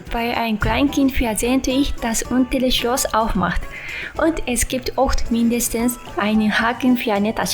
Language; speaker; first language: German; non-native, fluent; Japanese